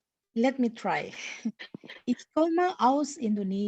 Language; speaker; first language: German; non-native, learner; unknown